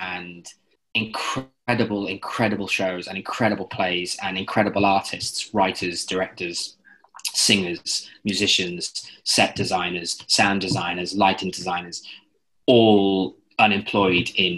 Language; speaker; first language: English; native; English